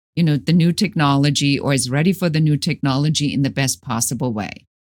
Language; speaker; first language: English; non-native, fluent; German